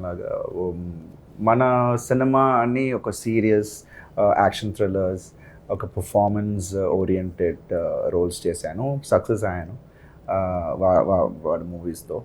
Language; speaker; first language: Telugu; non-native, learner; Tamil